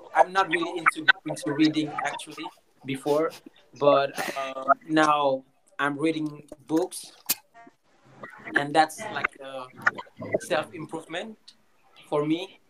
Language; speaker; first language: English; non-native, learner; Indonesian